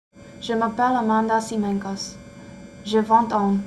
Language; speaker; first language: French; non-native, learner; English